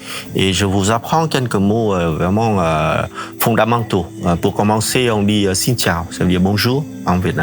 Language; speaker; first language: French; non-native, fluent; Vietnamese